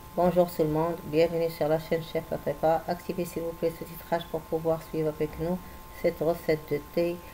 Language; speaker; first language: French; non-native, local second language; Arabic